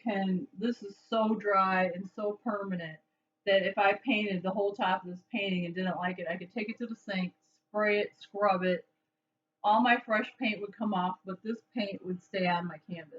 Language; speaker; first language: English; native; English